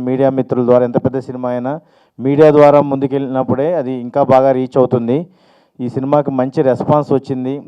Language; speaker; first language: Telugu; native; Telugu